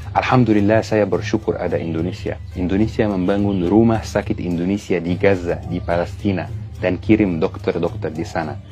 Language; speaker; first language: Malay; non-native, fluent; Arabic